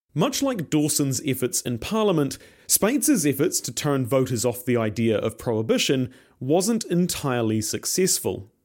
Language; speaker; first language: English; native; English